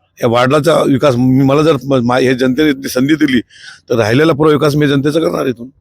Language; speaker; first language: Marathi; native; Marathi